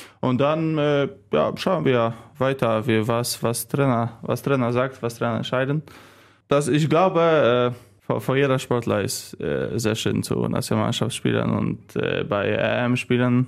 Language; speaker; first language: German; non-native, learner; Polish